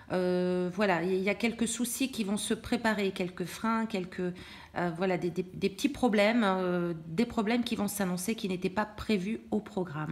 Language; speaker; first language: French; native; French